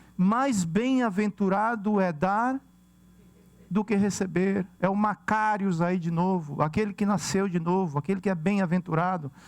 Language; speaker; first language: Portuguese; native; Portuguese